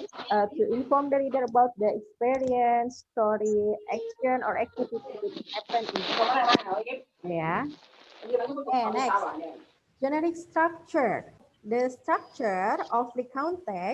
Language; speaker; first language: English; non-native, fluent; Indonesian